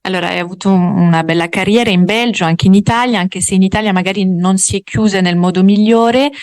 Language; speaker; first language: Italian; native; Italian